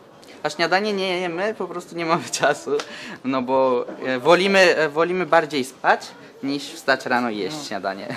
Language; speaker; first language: Polish; early bilingual, other home language; Turkish